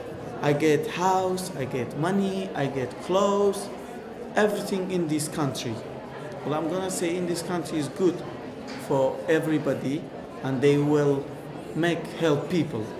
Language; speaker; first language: English; non-native, learner; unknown